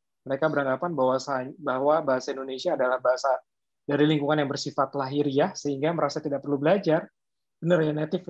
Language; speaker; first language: Indonesian; native; Indonesian